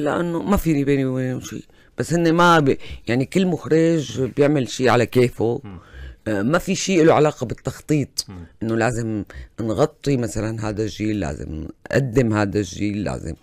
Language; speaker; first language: Arabic; native; Arabic